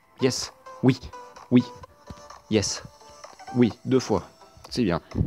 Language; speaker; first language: French; native; French